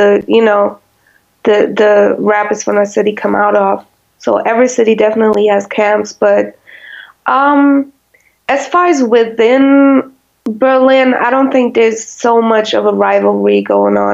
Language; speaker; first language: English; non-native, fluent; German